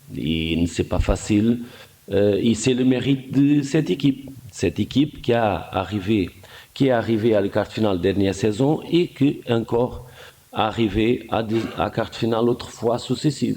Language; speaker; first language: French; non-native, fluent; Portuguese